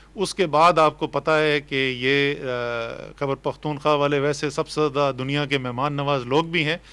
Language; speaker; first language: Urdu; native; Urdu